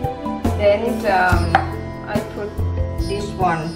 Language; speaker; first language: English; non-native, learner; Thai